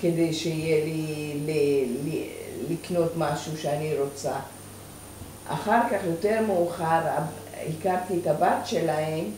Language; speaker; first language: Hebrew; early bilingual, other home language; Persian